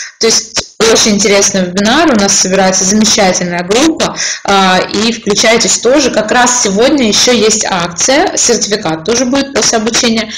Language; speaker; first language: Russian; native; Russian